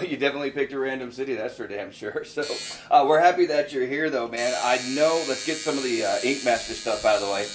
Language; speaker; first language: English; native; English